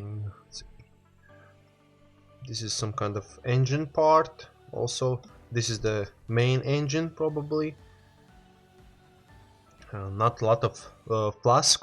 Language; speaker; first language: English; non-native, learner; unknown